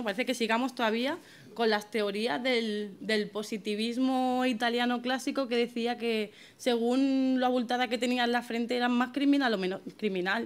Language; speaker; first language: Spanish; native; Spanish